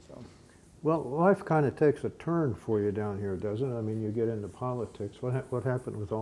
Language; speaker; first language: English; native; English